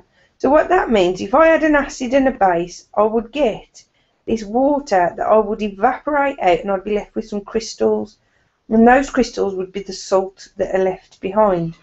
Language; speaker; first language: English; native; English